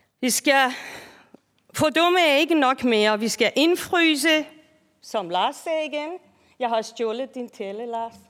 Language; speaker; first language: Danish; non-native, fluent; Persian